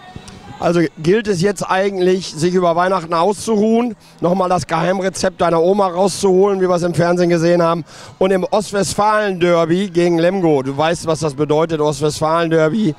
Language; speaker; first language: German; native; German